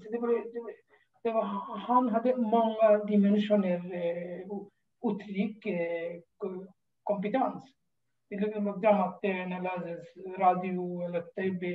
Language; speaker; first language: Swedish; non-native, fluent; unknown